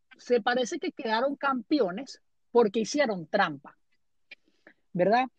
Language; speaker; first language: Spanish; native; Spanish